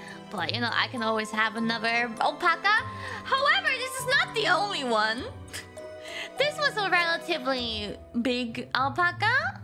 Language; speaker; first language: English; non-native, fluent; German